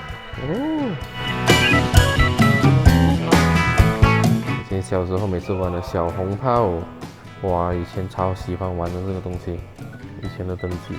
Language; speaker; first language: Chinese; native; Chinese